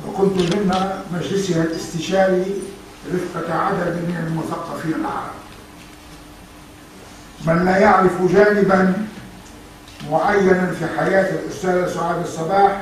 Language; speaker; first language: Arabic; native; Arabic